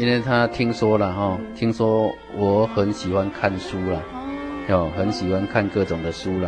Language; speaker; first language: Chinese; native; Chinese